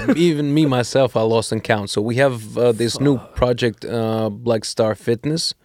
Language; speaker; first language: English; non-native, fluent; Russian